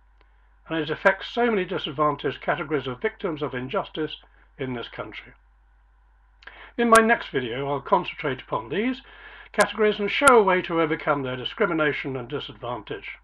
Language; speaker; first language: English; native; English